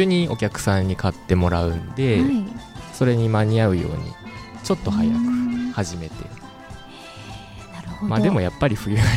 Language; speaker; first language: Japanese; native; Japanese